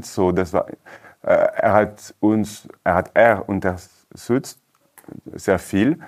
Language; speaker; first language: German; non-native, learner; French